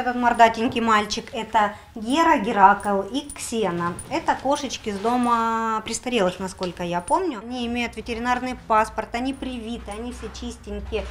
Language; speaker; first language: Ukrainian; non-native, local second language; Russian